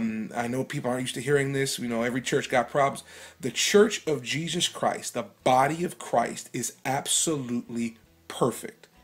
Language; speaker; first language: English; native; English